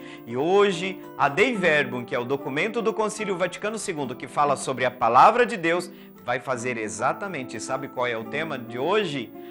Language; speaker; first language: Portuguese; native; Portuguese